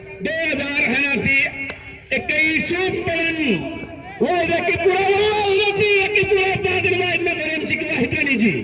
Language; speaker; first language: Arabic; non-native, learner; Hindi